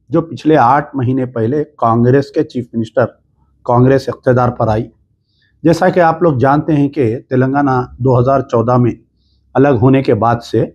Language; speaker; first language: Urdu; native; Urdu